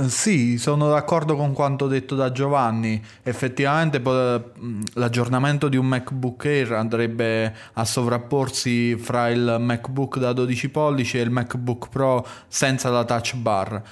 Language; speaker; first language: Italian; native; Italian